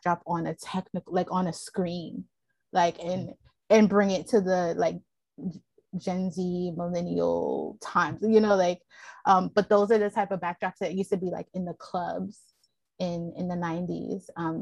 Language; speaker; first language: English; native; English